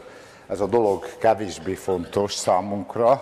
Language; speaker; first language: Hungarian; native; Hungarian